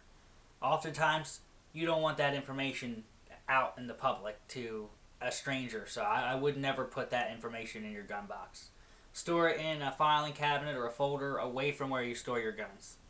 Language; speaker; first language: English; native; English